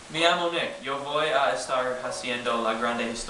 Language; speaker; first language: Spanish; non-native, learner; English